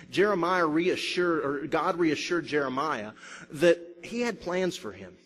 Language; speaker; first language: English; native; English